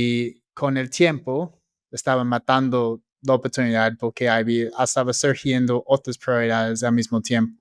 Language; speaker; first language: Spanish; non-native, fluent; English